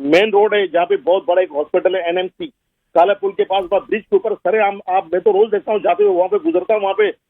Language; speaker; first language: Urdu; native; Urdu